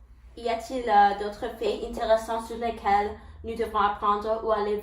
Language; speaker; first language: French; non-native, learner; English